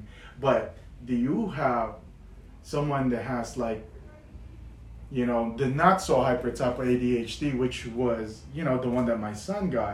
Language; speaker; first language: English; non-native, local second language; Filipino